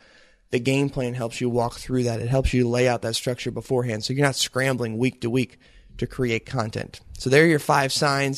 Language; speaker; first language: English; native; English